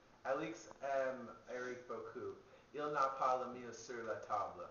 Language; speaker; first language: French; non-native, learner; English